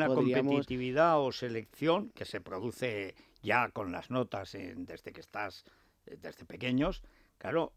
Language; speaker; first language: Spanish; native; Spanish